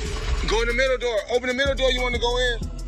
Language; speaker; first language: English; native; English